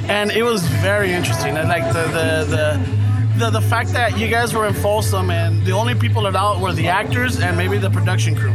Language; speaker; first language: English; early bilingual, other home language; Spanish